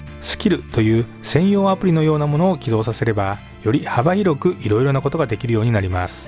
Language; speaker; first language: Japanese; native; Japanese